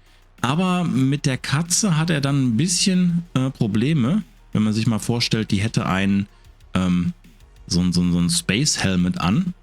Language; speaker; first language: German; native; German